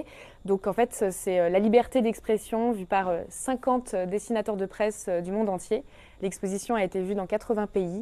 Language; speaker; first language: French; native; French